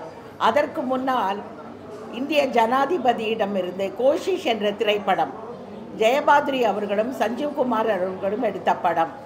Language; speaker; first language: Tamil; native; Tamil